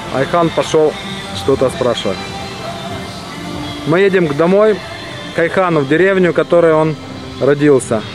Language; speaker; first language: Russian; native; Russian